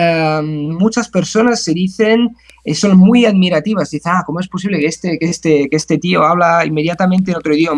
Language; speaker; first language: Spanish; non-native, fluent; Italian